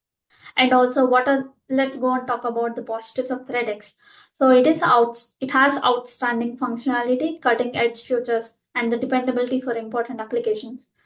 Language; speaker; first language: English; non-native, local second language; Telugu